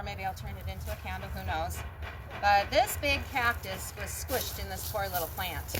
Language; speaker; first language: English; native; English